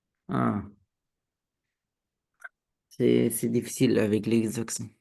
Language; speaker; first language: French; non-native, learner; Romanian